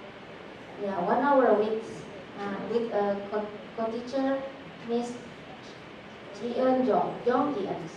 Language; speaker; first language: English; non-native, fluent; Indonesian